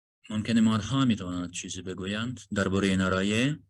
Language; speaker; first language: Persian; non-native, learner; Russian